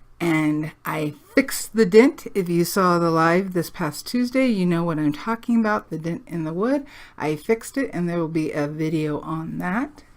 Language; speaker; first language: English; native; English